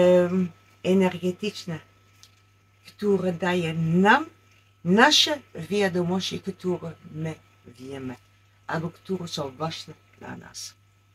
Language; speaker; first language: Polish; non-native, learner; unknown